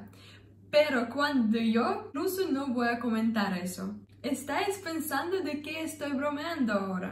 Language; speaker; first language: Spanish; non-native, fluent; Russian